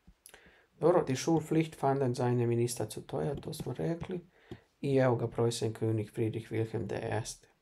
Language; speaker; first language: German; non-native, fluent; Bosnian